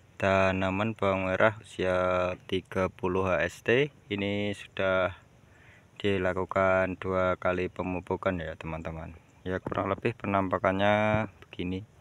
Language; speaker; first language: Indonesian; non-native, local second language; Javanese